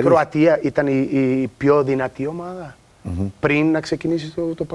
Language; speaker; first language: Greek; non-native, learner; Portuguese